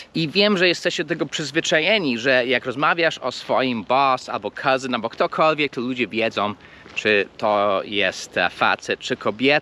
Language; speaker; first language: Polish; non-native, fluent; English